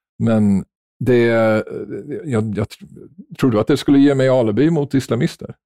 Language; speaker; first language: Swedish; non-native, fluent; English